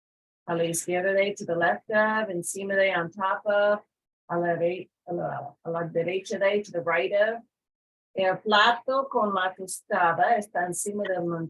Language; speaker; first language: Spanish; non-native, fluent; English